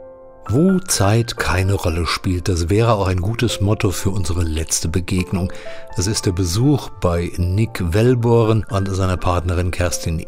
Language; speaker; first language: German; native; German